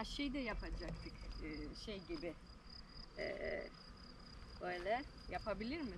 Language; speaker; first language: Turkish; non-native, learner; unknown